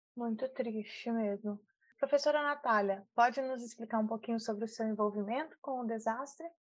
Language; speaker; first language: Portuguese; native; Portuguese